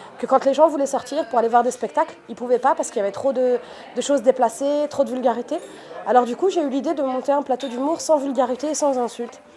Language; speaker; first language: French; native; French